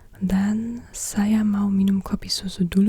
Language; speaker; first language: Indonesian; non-native, learner; English